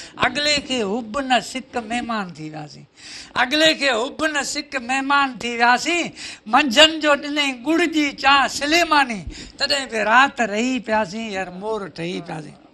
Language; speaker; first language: Sindhi; native; Sindhi